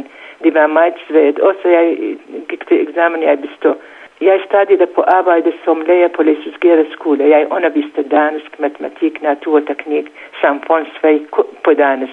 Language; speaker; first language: Danish; non-native, learner; Central Kurdish